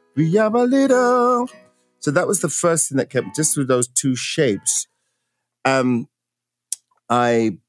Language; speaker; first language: English; native; English